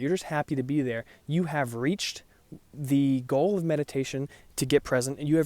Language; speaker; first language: English; native; English